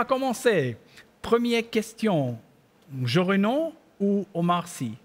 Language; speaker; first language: French; non-native, learner; German